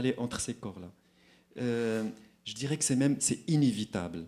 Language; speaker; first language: French; non-native, local second language; Arabic